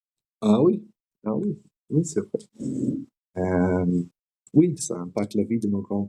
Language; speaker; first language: French; non-native, learner; English